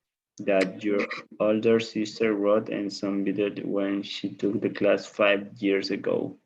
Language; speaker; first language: English; non-native, learner; Spanish